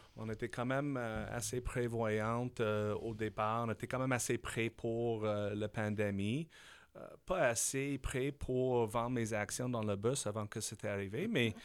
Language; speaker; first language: French; non-native, fluent; English